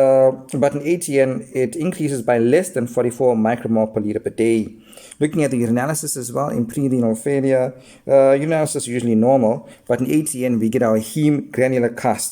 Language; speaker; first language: English; native; English